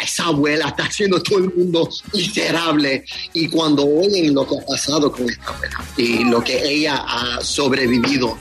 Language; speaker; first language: Spanish; early bilingual, heritage; Spanish